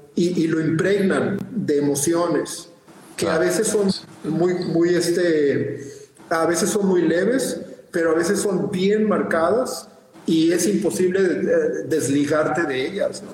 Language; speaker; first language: Spanish; native; Spanish